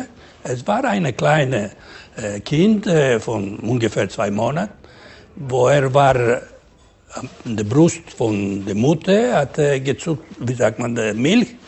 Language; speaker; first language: German; non-native, learner; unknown